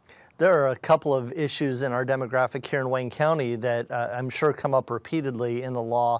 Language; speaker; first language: English; native; English